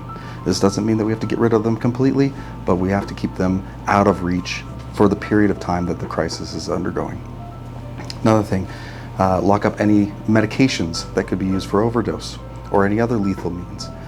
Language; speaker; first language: English; native; English